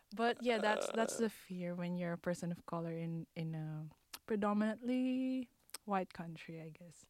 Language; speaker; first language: English; non-native, local second language; Filipino